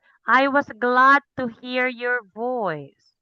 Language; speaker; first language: English; non-native, fluent; Cebuano